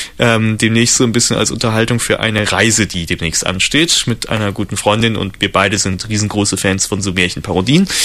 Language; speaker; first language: German; native; German